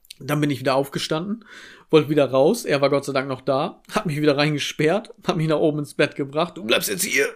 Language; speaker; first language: German; native; German